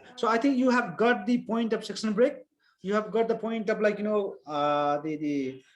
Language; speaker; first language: English; non-native, local second language; Nepali